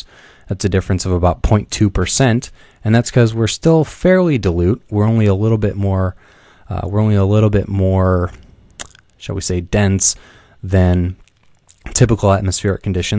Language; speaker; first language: English; native; English